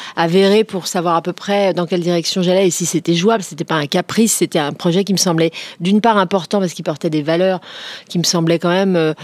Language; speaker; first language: French; native; French